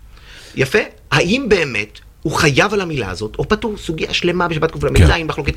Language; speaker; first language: Hebrew; native; Hebrew